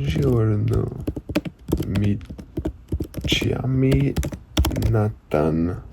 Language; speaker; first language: Italian; non-native, learner; English